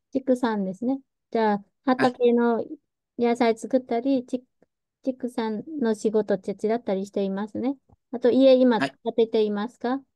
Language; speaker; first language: Japanese; non-native, fluent; Vietnamese